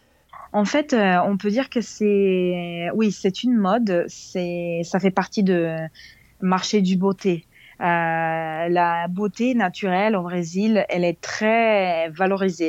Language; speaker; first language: French; non-native, fluent; Serbian